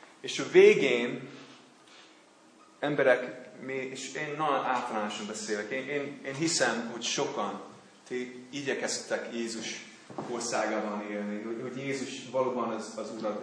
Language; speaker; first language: Hungarian; non-native, learner; English